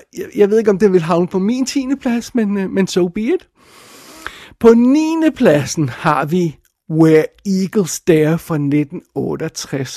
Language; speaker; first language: Danish; native; Danish